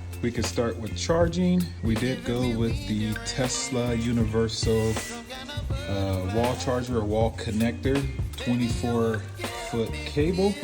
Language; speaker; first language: English; native; English